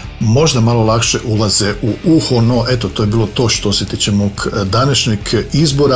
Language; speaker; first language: Croatian; native; Croatian